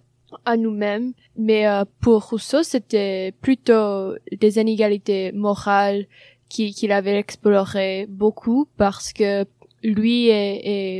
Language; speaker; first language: French; non-native, fluent; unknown